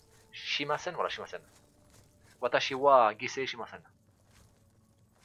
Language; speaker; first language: Japanese; non-native, learner; French